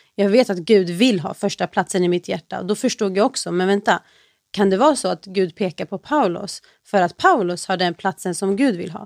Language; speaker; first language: Swedish; early bilingual, other home language; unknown